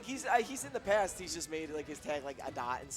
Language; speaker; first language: English; native; English